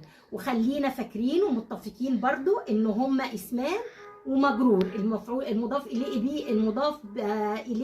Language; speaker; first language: Arabic; native; Arabic